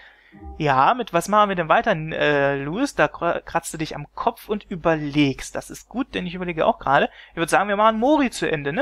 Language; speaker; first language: German; native; German